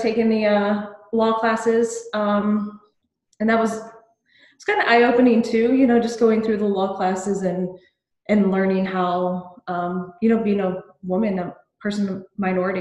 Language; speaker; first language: English; native; English